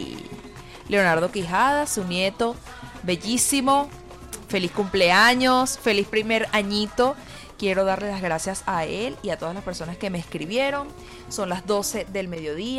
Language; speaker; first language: Spanish; native; Spanish